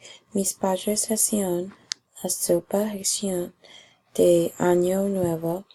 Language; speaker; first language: Spanish; non-native, learner; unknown